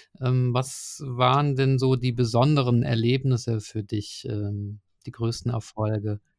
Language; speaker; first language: German; native; German